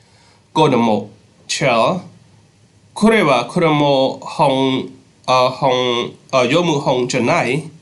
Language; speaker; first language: Japanese; non-native, fluent; Khmer